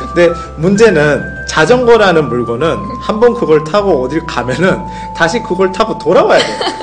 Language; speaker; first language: Korean; non-native, fluent; Japanese